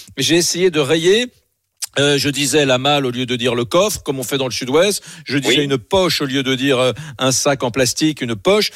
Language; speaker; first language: French; native; French